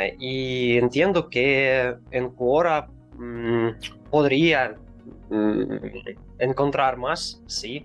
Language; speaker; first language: Spanish; non-native, learner; Russian